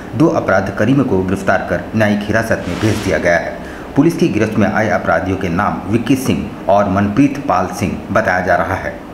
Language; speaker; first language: Hindi; native; Hindi